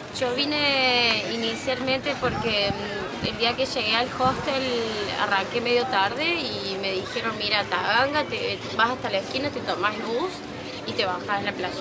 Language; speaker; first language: Spanish; native; Spanish